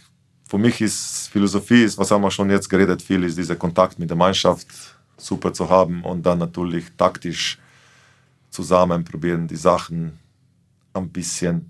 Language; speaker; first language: German; non-native, fluent; Slovenian